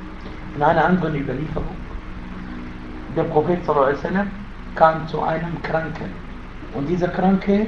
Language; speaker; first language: German; non-native, fluent; Arabic